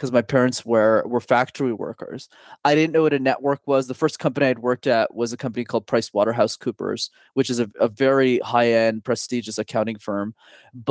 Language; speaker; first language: English; native; English